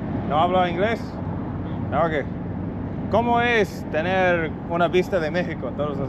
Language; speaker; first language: Spanish; non-native, fluent; English